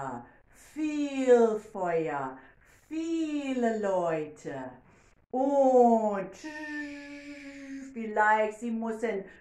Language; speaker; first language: German; non-native, learner; English